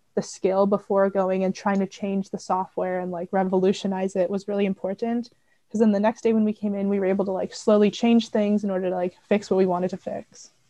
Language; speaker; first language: English; native; English